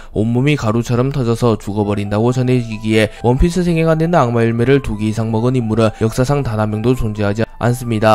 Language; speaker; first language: Korean; native; Korean